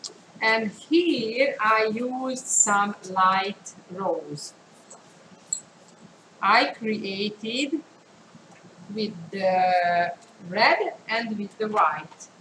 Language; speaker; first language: English; non-native, fluent; Hungarian